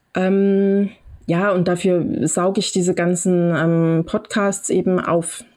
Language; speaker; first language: German; native; German